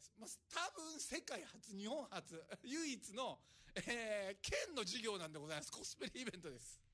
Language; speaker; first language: Japanese; native; Japanese